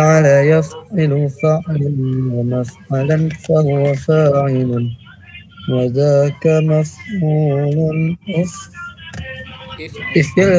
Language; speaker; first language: Arabic; non-native, learner; Indonesian